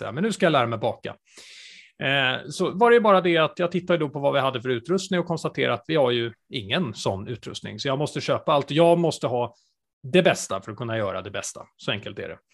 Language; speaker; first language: Swedish; native; Swedish